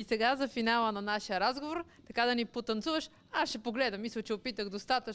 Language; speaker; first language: Bulgarian; native; Bulgarian